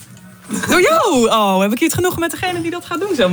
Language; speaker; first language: Dutch; native; Dutch